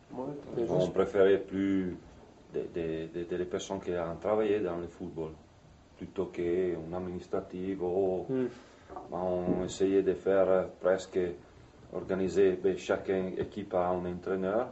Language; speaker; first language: French; non-native, fluent; Italian